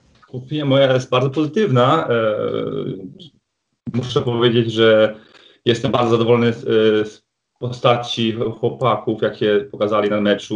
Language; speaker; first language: Polish; early bilingual, heritage; Polish